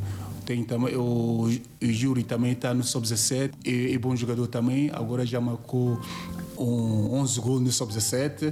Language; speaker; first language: Portuguese; non-native, learner; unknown